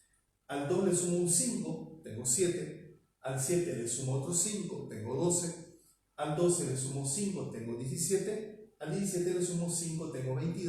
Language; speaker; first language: Spanish; native; Spanish